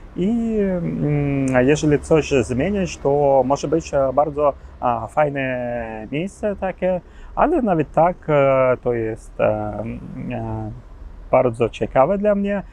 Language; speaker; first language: Polish; non-native, learner; Ukrainian